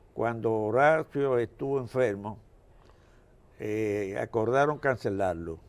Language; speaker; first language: Spanish; native; Spanish